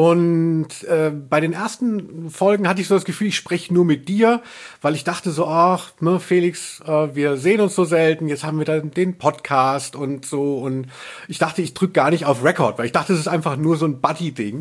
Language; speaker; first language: German; native; German